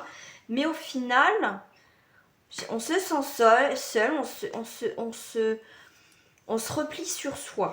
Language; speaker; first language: French; native; French